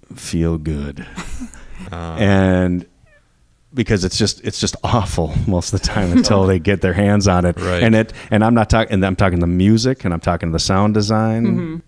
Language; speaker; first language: English; native; English